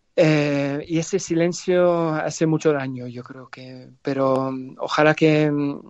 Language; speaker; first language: Spanish; non-native, fluent; English